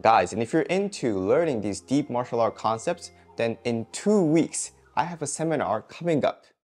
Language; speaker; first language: English; non-native, fluent; Japanese